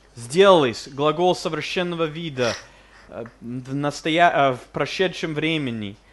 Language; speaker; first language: Russian; non-native, fluent; English